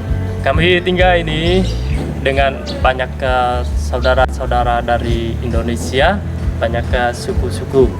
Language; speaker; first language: Indonesian; non-native, learner; Vietnamese